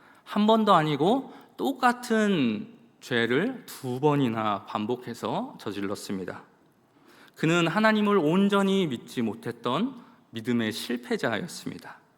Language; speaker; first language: Korean; native; Korean